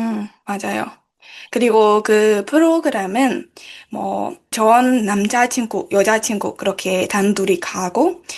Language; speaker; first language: Korean; non-native, learner; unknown